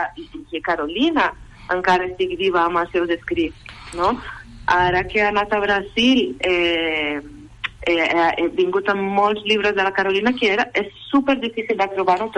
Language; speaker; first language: Catalan; non-native, fluent; Portuguese